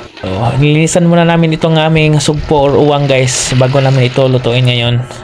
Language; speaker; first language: Filipino; non-native, local second language; Cebuano